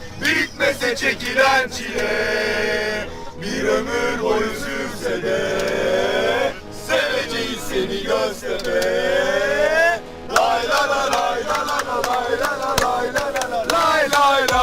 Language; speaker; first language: Turkish; native; Turkish